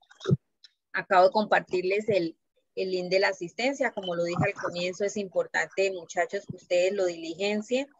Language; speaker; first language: Spanish; native; Spanish